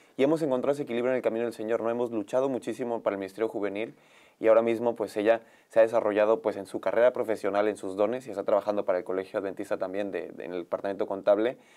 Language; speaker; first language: Spanish; native; Spanish